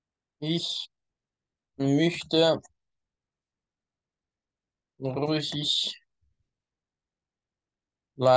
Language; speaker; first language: German; non-native, fluent; Persian